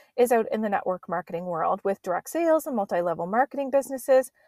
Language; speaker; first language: English; native; English